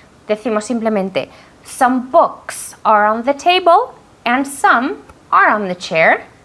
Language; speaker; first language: English; non-native, fluent; Spanish